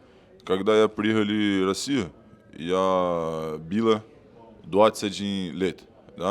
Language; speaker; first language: Russian; non-native, learner; Portuguese